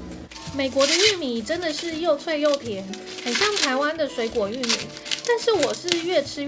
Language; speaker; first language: Chinese; native; Chinese